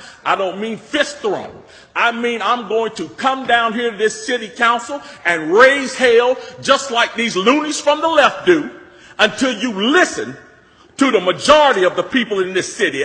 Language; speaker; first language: English; native; English